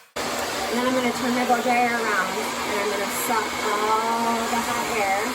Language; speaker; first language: English; native; English